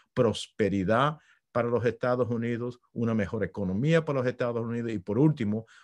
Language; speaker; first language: Spanish; early bilingual, heritage; Spanish